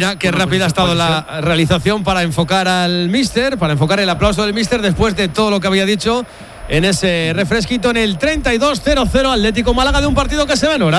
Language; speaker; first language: Spanish; native; Spanish